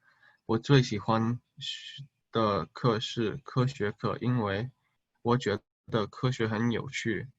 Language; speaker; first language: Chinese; early bilingual, heritage; Chinese